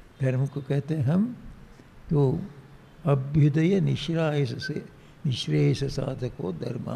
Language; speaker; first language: Hindi; non-native, local second language; Tamil